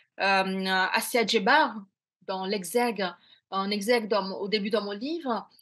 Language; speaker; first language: French; non-native, fluent; Bangla